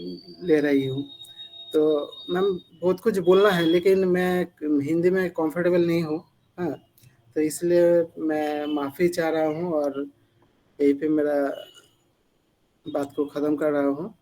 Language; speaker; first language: Hindi; non-native, local second language; Bangla